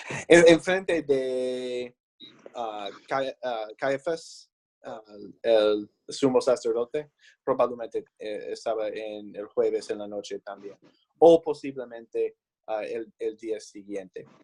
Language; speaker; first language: Spanish; non-native, fluent; English